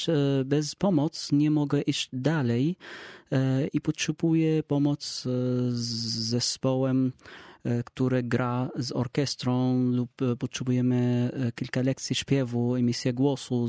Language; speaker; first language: Polish; non-native, learner; Arabic